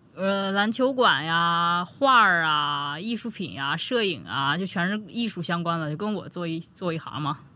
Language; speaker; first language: Chinese; native; Chinese